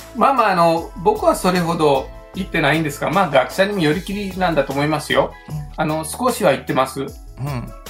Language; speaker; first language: Japanese; non-native, fluent; Sinhala